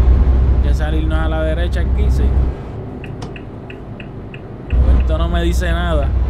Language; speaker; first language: Spanish; native; Spanish